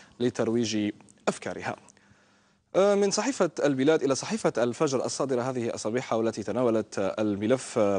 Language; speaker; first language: Arabic; native; Arabic